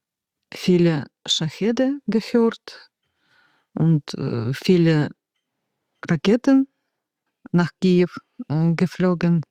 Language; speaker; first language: German; non-native, learner; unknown